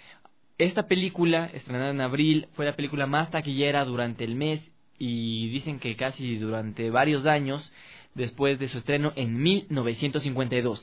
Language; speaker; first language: Spanish; native; Spanish